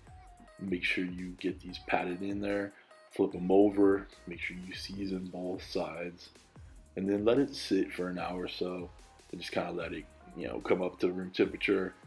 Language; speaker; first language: English; native; English